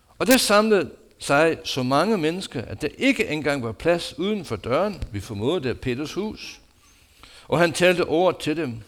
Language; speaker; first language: Danish; non-native, fluent; English